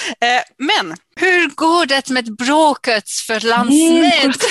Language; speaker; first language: Swedish; non-native, fluent; English